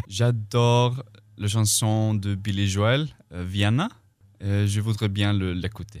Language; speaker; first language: French; early bilingual, heritage; French